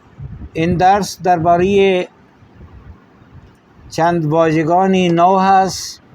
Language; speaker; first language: Persian; non-native, fluent; Urdu